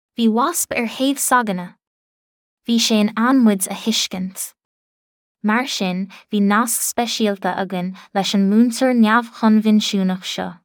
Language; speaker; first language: Irish; non-native, local second language; English